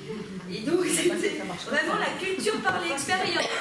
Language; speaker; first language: French; native; French